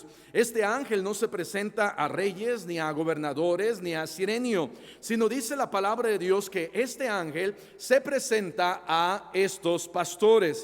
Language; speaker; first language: Spanish; native; Spanish